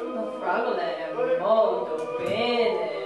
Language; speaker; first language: Italian; non-native, learner; English